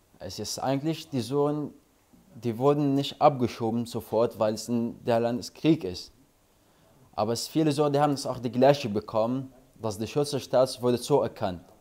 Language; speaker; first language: German; non-native, learner; Arabic